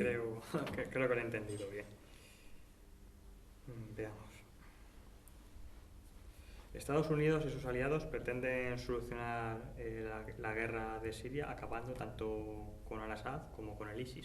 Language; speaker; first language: Spanish; native; Spanish